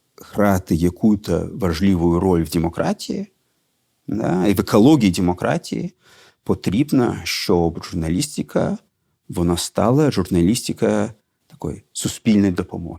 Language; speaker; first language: Ukrainian; non-native, learner; Russian